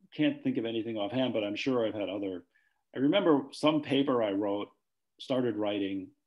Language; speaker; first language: English; native; English